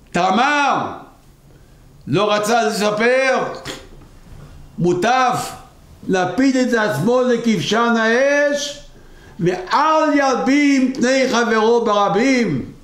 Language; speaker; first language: Hebrew; non-native, local second language; Yiddish